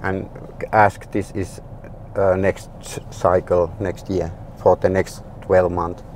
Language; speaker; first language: English; non-native, learner; Finnish